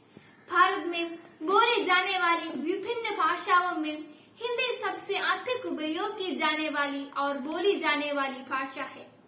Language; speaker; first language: Hindi; non-native, local second language; Malayalam